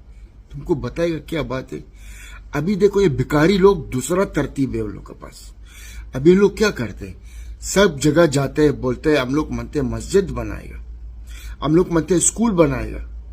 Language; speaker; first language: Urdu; non-native, learner; Arabic